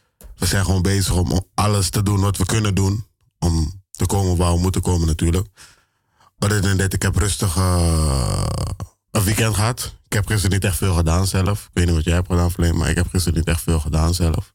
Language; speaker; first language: Dutch; native; Dutch